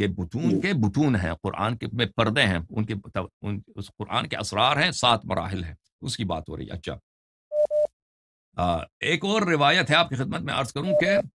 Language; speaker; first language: Urdu; non-native, fluent; Persian